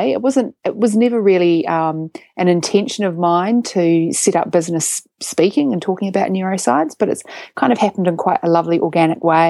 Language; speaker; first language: English; native; English